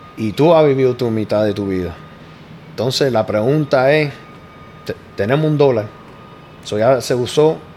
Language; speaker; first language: Spanish; early bilingual, heritage; Spanish